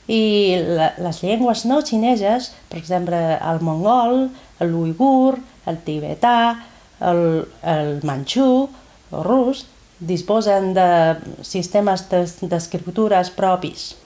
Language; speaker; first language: Catalan; non-native, fluent; Chinese